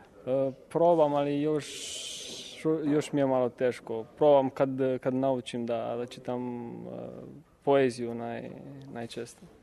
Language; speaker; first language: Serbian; non-native, learner; Romanian